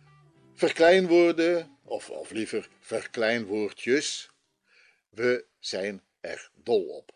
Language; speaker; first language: Dutch; native; Dutch